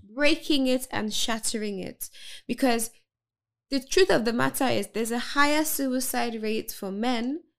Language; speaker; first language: English; non-native, local second language; Yoruba